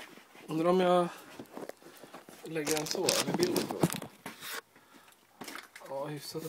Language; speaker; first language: Swedish; native; Swedish